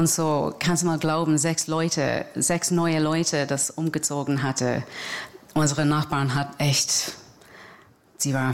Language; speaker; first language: German; non-native, learner; English